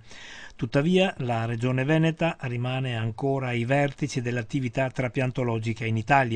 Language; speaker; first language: Italian; native; Italian